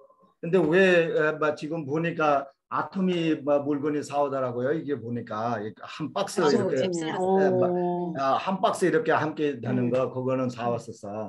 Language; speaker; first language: Korean; non-native, fluent; Bangla